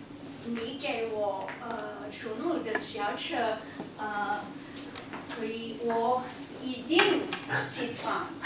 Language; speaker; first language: Chinese; non-native, learner; English